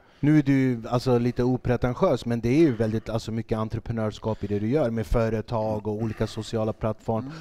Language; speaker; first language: Swedish; early bilingual, other home language; Kurdish